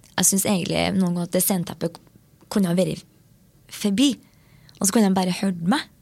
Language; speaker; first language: Norwegian; native; Norwegian